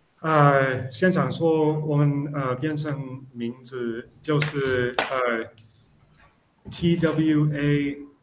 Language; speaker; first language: Chinese; non-native, learner; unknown